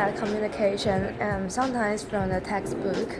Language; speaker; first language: English; non-native, fluent; Chinese